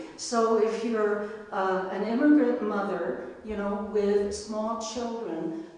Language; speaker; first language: English; native; English